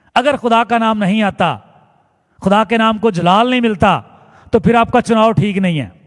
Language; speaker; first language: Urdu; non-native, local second language; Punjabi